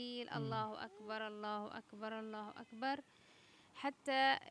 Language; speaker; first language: Arabic; native; Arabic